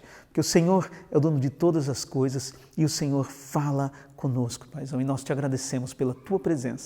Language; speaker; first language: Portuguese; native; Portuguese